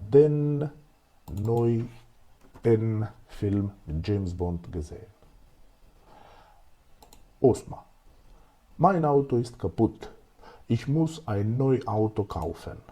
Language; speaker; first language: German; non-native, fluent; Macedonian